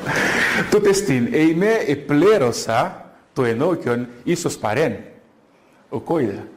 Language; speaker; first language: Greek; non-native, fluent; Portuguese